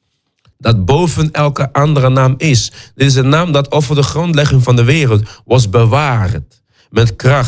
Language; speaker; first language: Dutch; non-native, fluent; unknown